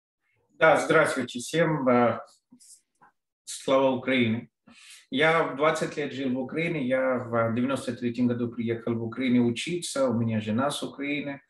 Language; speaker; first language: Russian; non-native, fluent; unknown